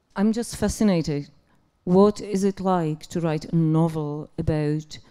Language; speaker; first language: English; non-native, fluent; Czech